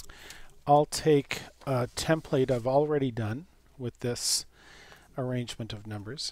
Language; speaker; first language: English; native; English